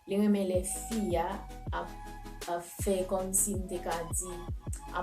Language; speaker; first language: French; non-native, learner; Haitian Creole